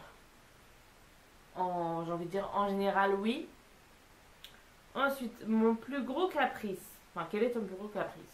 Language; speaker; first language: French; native; French